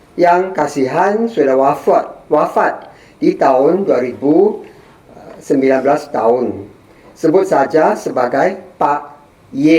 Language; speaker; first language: Indonesian; non-native, fluent; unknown